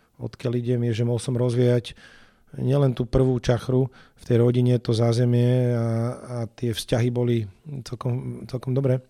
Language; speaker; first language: Slovak; native; Slovak